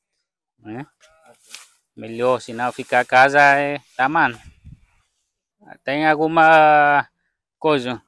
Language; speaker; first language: Portuguese; non-native, learner; Vietnamese